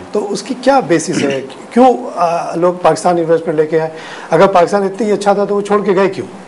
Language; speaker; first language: Urdu; native; Urdu